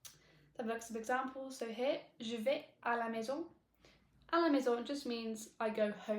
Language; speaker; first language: French; non-native, learner; English